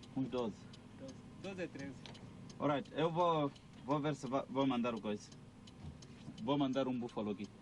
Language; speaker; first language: Portuguese; native; Portuguese